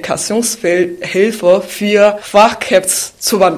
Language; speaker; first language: German; non-native, fluent; Chinese